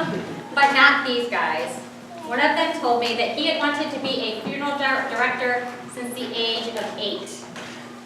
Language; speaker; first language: English; native; English